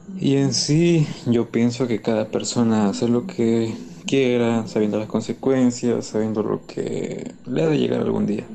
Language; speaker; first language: Spanish; native; Spanish